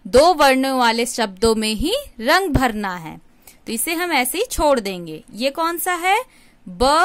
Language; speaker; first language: Hindi; native; Hindi